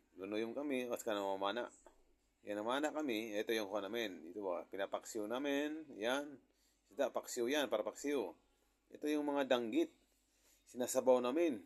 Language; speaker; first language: Filipino; non-native, local second language; Cebuano